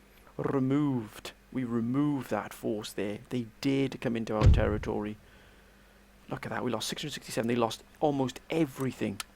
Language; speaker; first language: English; native; English